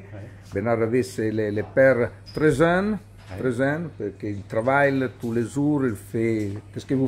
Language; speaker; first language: French; non-native, learner; Italian